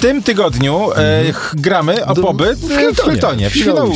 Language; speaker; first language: Polish; native; Polish